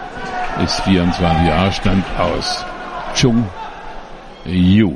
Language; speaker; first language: German; native; German